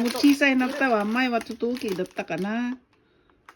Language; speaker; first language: Japanese; non-native, fluent; Filipino